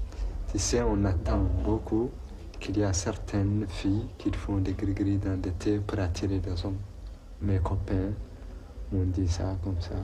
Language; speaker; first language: French; non-native, learner; Arabic